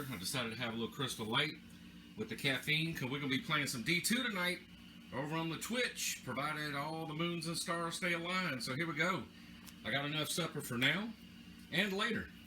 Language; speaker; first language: English; native; English